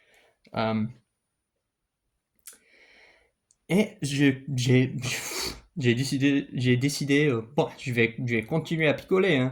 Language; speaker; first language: French; non-native, fluent; English